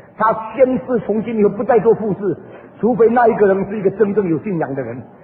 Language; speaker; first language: Chinese; early bilingual, heritage; Chinese